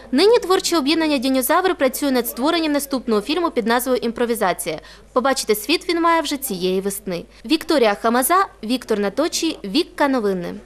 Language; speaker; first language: Ukrainian; native; Ukrainian